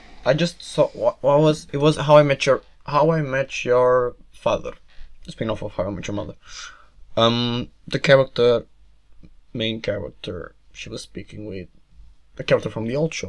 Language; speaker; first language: English; non-native, fluent; Portuguese